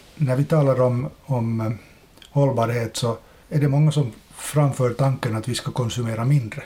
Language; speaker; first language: Swedish; native; Swedish